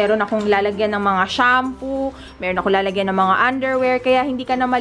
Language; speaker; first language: Filipino; native; Filipino